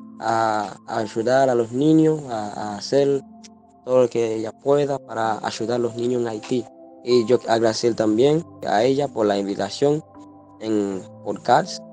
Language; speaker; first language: Spanish; non-native, learner; Haitian Creole